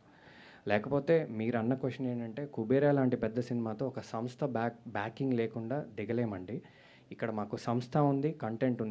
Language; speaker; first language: Telugu; native; Telugu